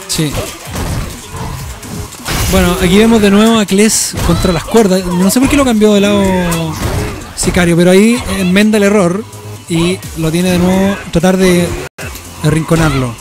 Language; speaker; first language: Spanish; native; Spanish